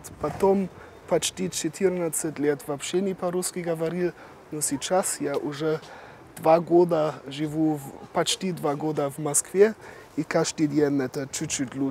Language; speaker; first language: Russian; non-native, learner; German